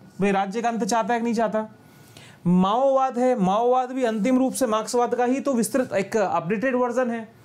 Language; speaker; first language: Hindi; native; Hindi